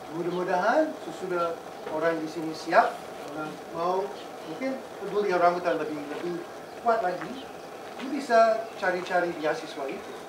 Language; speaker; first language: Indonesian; non-native, fluent; English